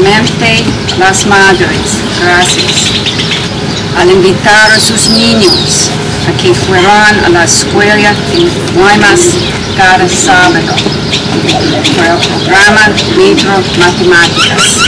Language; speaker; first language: Spanish; non-native, fluent; English